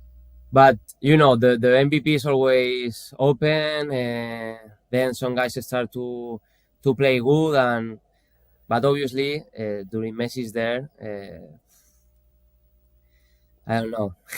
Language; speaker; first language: English; non-native, fluent; Spanish